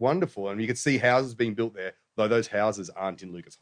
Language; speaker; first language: English; native; English